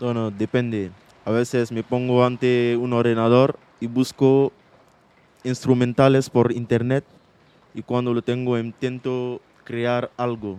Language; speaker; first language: Spanish; non-native, fluent; Mandingo